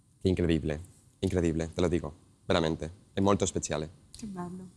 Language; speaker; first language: Italian; non-native, learner; Spanish